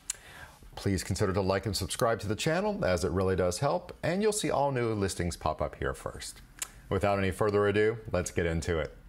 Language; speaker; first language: English; native; English